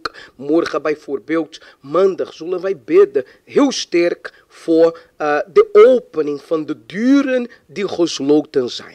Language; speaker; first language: Dutch; non-native, fluent; Portuguese